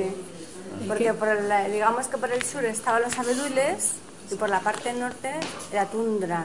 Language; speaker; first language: Spanish; native; Spanish